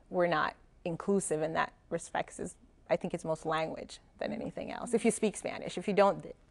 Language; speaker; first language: English; non-native, fluent; Spanish